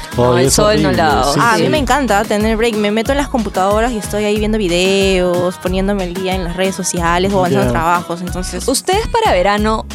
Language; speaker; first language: Spanish; native; Spanish